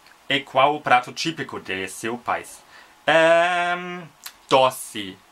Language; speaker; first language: Portuguese; non-native, fluent; German